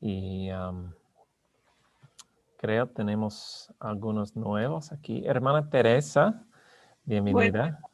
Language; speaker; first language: Spanish; non-native, learner; English